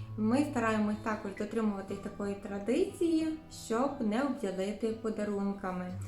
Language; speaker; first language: Ukrainian; native; Ukrainian